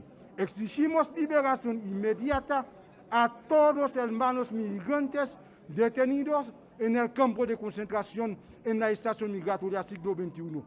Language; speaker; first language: Spanish; non-native, fluent; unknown